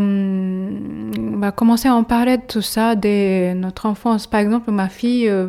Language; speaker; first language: French; non-native, fluent; Japanese